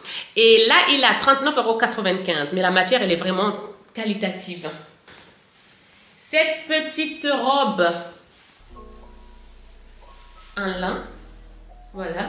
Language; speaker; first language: French; native; French